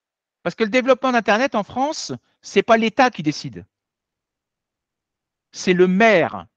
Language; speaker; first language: French; native; French